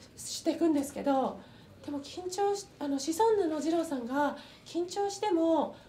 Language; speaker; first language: Japanese; native; Japanese